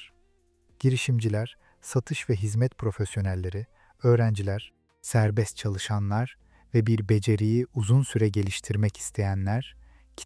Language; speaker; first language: Turkish; native; Turkish